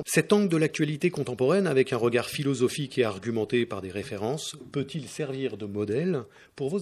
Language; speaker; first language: French; native; French